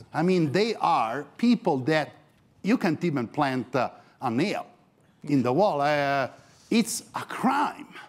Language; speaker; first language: English; non-native, fluent; Italian